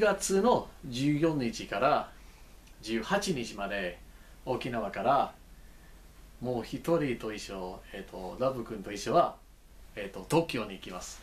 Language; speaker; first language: Japanese; non-native, learner; English